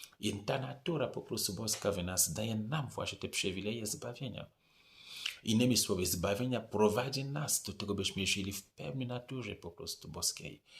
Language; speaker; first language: Polish; non-native, fluent; French